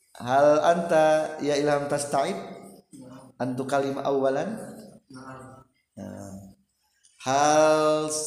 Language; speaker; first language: Arabic; non-native, fluent; Indonesian